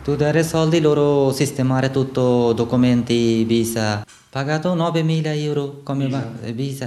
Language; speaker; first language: Italian; non-native, learner; Bangla